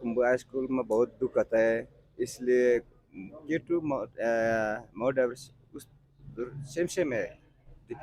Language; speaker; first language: Hindi; non-native, learner; Nepali